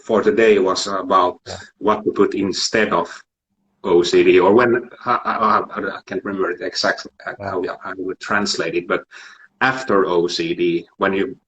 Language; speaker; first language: English; non-native, fluent; Finnish